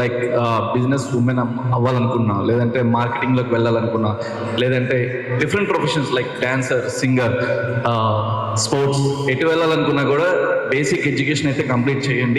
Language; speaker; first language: Telugu; native; Telugu